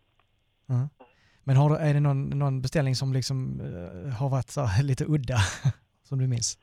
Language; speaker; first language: Swedish; native; Swedish